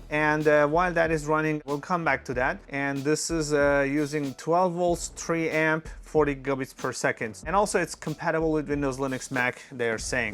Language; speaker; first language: English; non-native, fluent; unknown